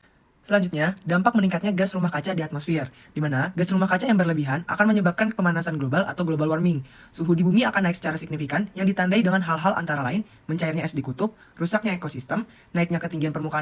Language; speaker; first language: Indonesian; native; Indonesian